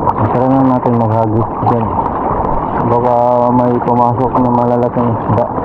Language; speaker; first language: Filipino; non-native, local second language; Cebuano